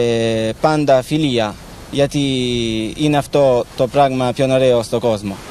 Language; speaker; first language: Greek; early bilingual, heritage; Greek